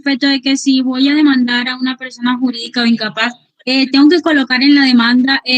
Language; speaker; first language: Spanish; native; Spanish